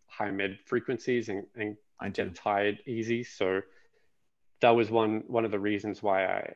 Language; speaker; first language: English; native; English